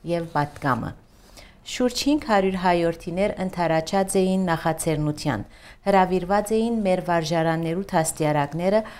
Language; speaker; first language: Armenian; early bilingual, heritage; Armenian